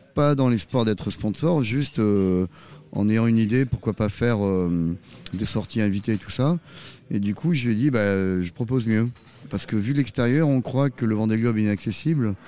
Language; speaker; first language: French; native; French